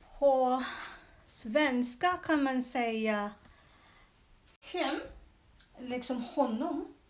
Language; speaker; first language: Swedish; non-native, learner; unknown